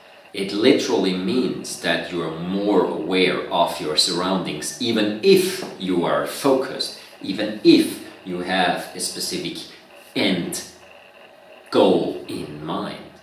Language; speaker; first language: English; non-native, fluent; German